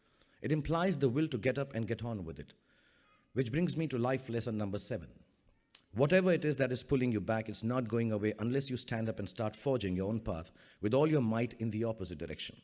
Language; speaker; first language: English; non-native, local second language; Hindi